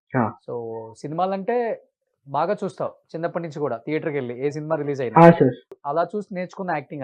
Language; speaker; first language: Telugu; native; Telugu